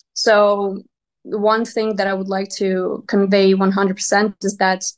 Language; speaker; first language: English; non-native, fluent; Ukrainian